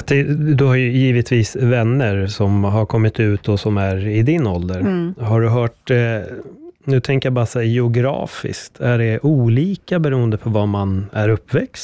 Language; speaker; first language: Swedish; native; Swedish